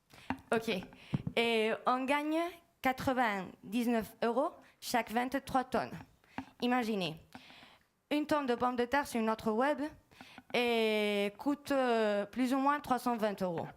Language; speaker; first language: French; non-native, fluent; Spanish